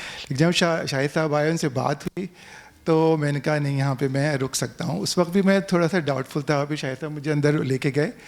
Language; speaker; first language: Urdu; native; Urdu